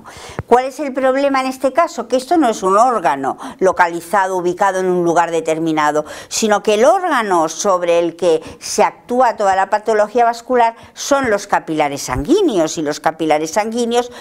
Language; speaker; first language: Spanish; native; Spanish